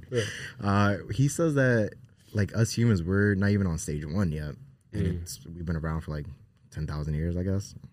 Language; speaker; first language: English; native; English